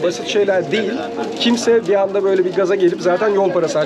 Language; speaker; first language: Turkish; native; Turkish